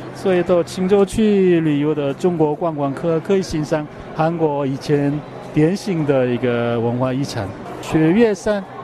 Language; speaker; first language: Chinese; non-native, fluent; Korean